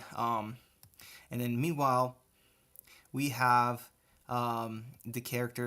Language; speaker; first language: English; native; English